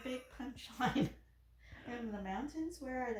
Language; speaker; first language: English; native; English